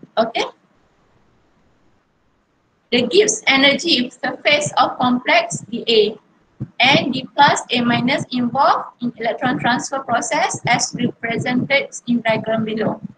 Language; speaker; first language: English; non-native, local second language; Malay